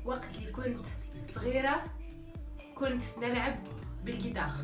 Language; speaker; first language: French; native; French